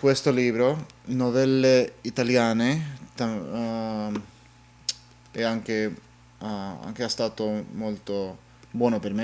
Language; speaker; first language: Italian; non-native, learner; English